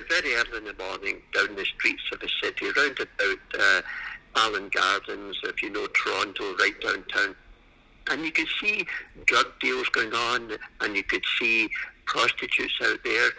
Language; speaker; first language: English; native; English